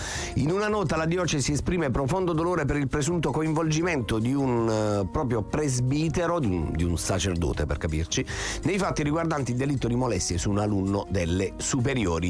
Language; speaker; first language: Italian; native; Italian